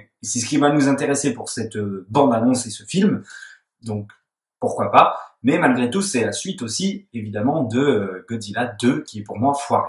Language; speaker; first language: French; native; French